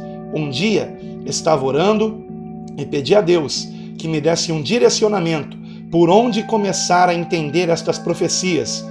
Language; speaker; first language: Portuguese; native; Portuguese